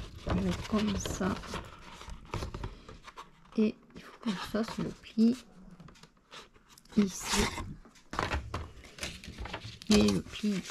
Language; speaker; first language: French; native; French